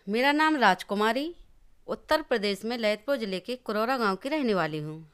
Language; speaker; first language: Hindi; native; Hindi